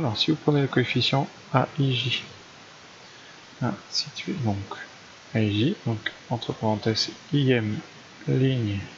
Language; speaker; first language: French; native; French